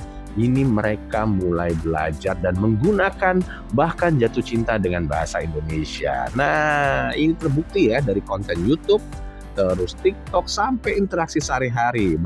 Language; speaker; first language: Indonesian; native; Indonesian